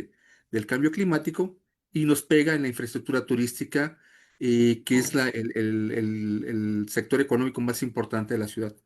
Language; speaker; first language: Spanish; native; Spanish